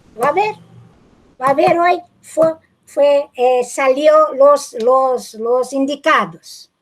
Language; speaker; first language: Spanish; non-native, fluent; Portuguese